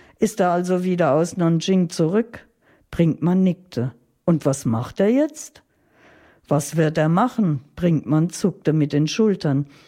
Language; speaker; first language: German; native; German